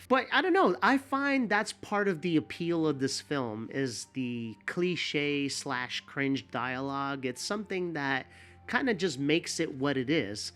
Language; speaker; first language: English; native; English